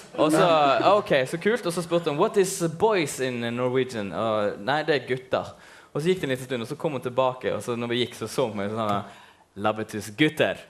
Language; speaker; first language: Norwegian; native; Norwegian